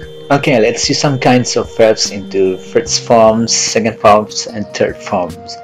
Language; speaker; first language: English; non-native, fluent; Indonesian